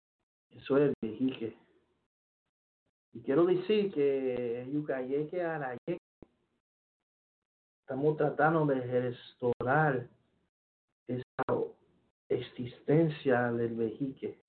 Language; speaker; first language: Spanish; early bilingual, heritage; Spanish